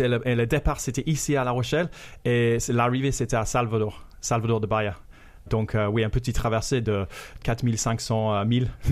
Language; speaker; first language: French; non-native, fluent; English